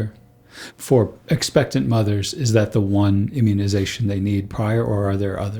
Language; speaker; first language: English; native; English